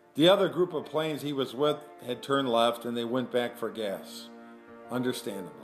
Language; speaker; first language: English; native; English